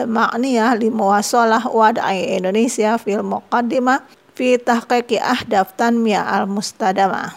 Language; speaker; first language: Arabic; non-native, fluent; Indonesian